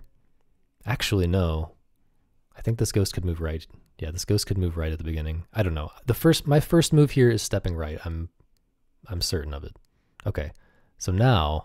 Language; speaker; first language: English; native; English